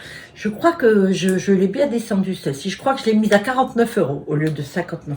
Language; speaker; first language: French; native; French